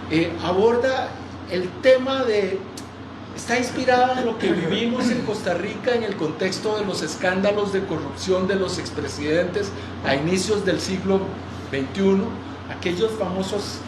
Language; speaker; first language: Spanish; native; Spanish